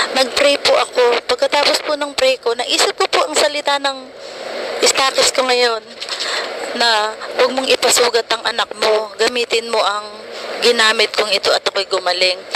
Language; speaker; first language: Filipino; native; Filipino